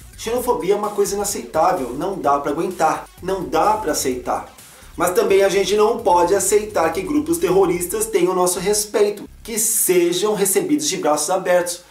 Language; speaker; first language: Portuguese; native; Portuguese